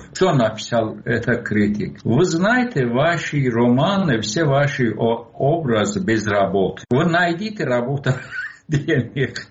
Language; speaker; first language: Russian; non-native, local second language; Azerbaijani